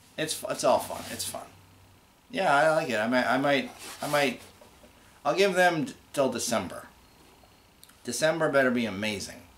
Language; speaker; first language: English; native; English